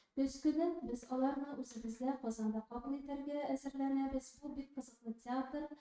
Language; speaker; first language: Tatar; native; Tatar